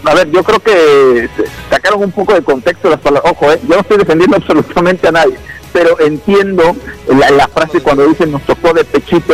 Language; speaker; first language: Spanish; native; Spanish